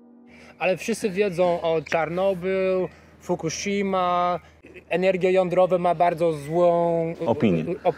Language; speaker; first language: Polish; non-native, learner; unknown